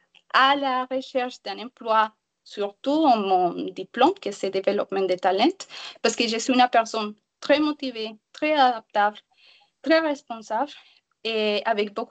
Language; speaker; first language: French; non-native, learner; Spanish